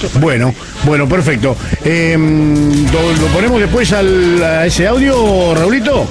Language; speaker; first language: Spanish; native; Spanish